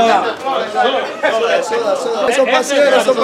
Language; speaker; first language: Spanish; native; Spanish